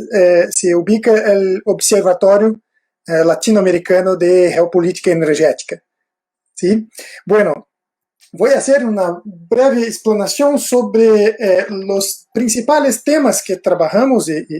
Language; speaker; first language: Spanish; non-native, fluent; Portuguese